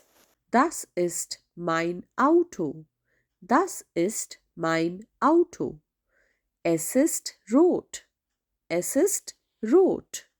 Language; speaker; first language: German; non-native, fluent; Hindi